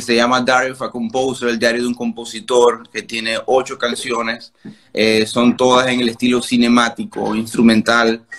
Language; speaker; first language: Spanish; native; Spanish